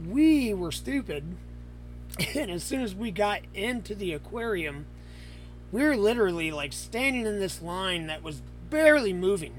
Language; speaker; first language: English; native; English